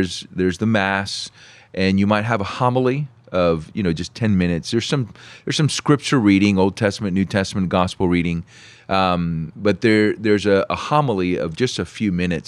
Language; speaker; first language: English; early bilingual, other home language; Spanish